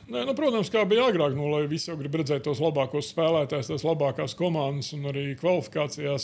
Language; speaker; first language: Latvian; native; Latvian